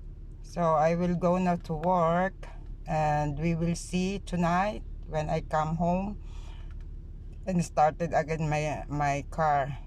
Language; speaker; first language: English; non-native, local second language; Filipino